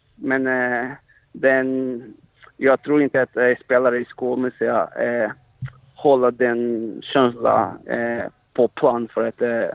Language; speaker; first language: Swedish; non-native, fluent; Portuguese